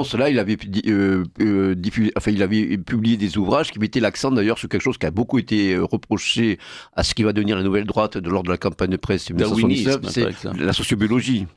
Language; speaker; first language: French; native; French